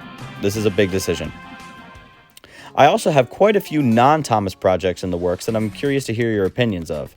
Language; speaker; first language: English; native; English